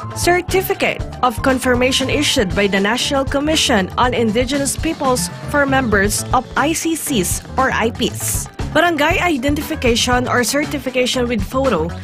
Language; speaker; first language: English; non-native, local second language; Filipino